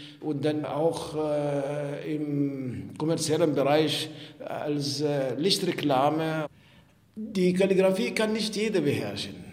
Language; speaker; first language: German; non-native, fluent; Arabic